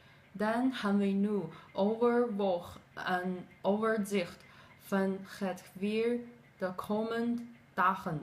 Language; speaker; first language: Dutch; non-native, learner; Chinese